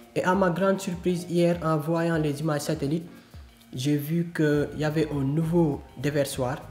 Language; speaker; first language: French; non-native, local second language; Wolof